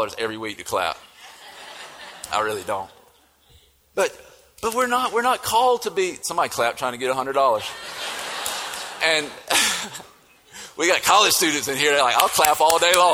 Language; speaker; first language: English; native; English